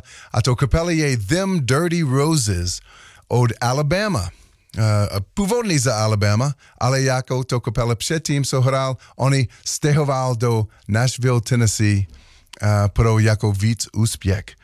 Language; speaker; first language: Czech; non-native, learner; English